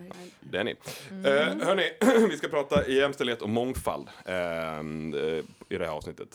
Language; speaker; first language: Swedish; native; Swedish